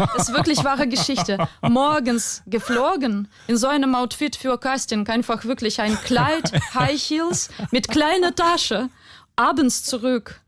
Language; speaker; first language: German; non-native, fluent; Ukrainian